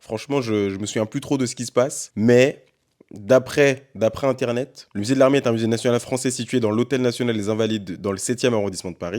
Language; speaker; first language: French; native; French